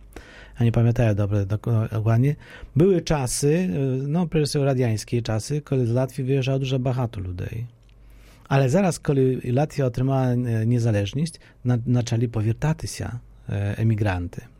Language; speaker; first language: Polish; non-native, fluent; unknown